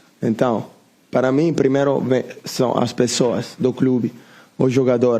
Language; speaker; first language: Portuguese; non-native, learner; Italian